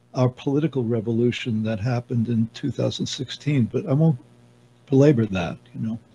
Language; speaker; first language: English; native; English